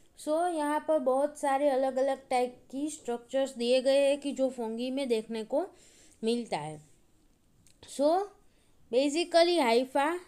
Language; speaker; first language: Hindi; non-native, local second language; Gujarati